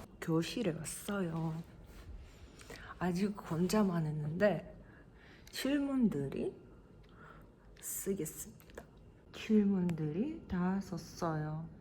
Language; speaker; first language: Korean; non-native, fluent; Russian